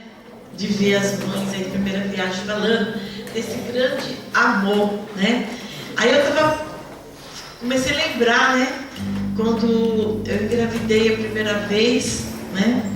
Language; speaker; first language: Portuguese; native; Portuguese